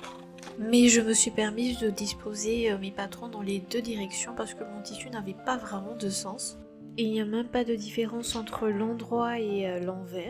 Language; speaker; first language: French; native; French